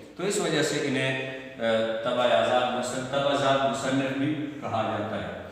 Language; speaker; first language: Urdu; non-native, local second language; Punjabi